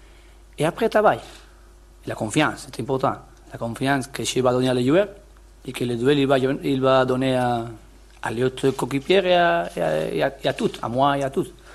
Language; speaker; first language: French; non-native, learner; Spanish